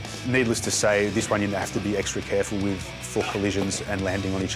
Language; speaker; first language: English; native; English